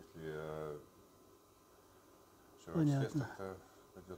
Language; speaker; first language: Russian; non-native, local second language; Estonian